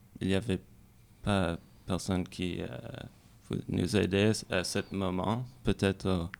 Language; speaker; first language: French; non-native, learner; English